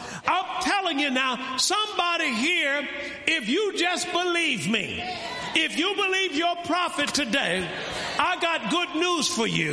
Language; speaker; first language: English; native; English